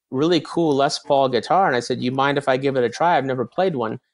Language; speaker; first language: English; native; English